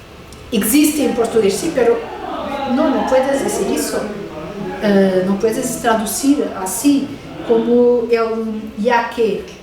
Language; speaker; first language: Spanish; non-native, fluent; Portuguese